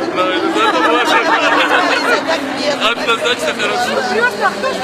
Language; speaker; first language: Russian; non-native, local second language; Georgian